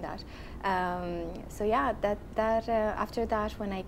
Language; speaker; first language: English; non-native, fluent; Romanian